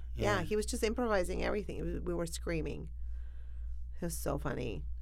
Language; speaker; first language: English; non-native, fluent; Spanish